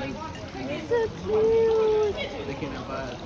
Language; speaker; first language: English; non-native, learner; Korean